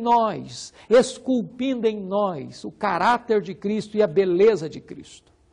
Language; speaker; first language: Portuguese; native; Portuguese